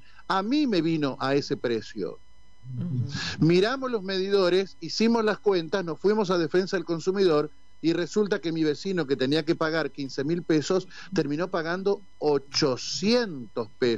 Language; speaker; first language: Spanish; native; Spanish